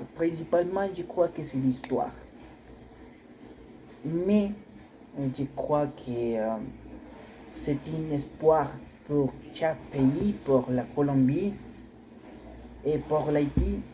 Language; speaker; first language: French; non-native, learner; Spanish